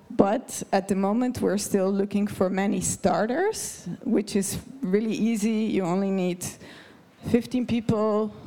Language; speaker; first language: English; non-native, fluent; Dutch